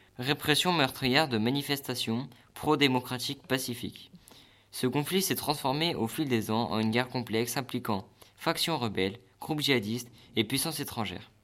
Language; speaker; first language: French; native; French